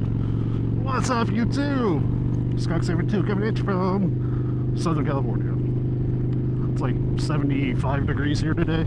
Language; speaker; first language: English; native; English